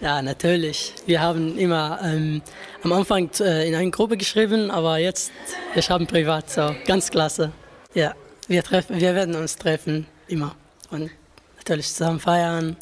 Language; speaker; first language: German; non-native, learner; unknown